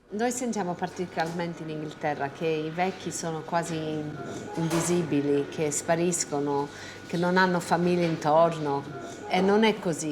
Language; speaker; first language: Italian; early bilingual, heritage; English